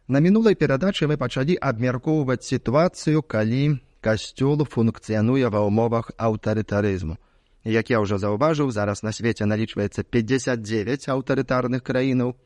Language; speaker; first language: Belarusian; native; Belarusian